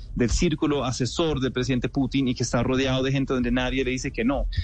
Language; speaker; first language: Spanish; non-native, fluent; German